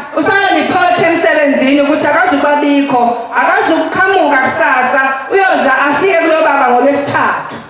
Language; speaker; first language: Zulu; native; Zulu